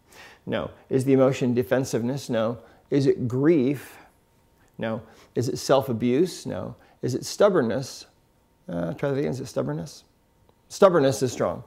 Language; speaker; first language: English; native; English